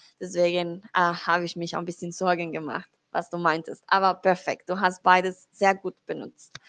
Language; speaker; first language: German; non-native, fluent; Spanish